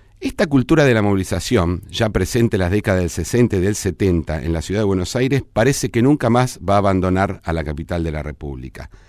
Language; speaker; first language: Spanish; native; Spanish